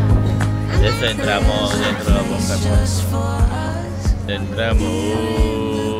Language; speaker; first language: Italian; non-native, fluent; Filipino